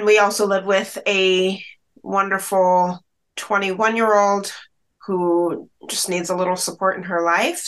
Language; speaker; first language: English; native; English